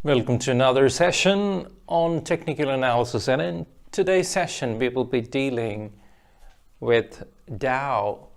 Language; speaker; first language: English; non-native, local second language; Malayalam